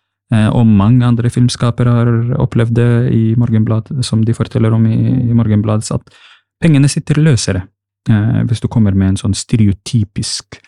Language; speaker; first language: Norwegian; non-native, fluent; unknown